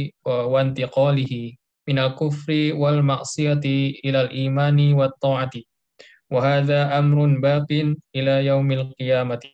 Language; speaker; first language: Arabic; non-native, learner; Indonesian